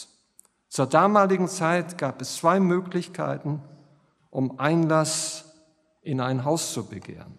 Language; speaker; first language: German; native; German